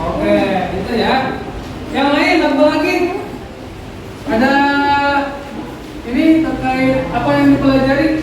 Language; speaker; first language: Indonesian; non-native, local second language; Sundanese